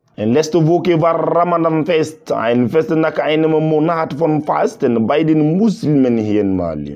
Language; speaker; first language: German; non-native, learner; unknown